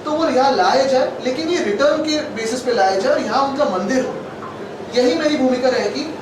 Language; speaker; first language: Hindi; non-native, local second language; Marathi